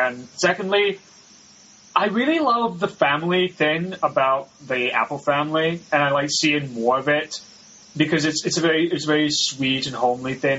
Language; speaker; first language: English; native; English